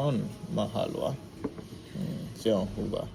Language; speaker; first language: Finnish; non-native, learner; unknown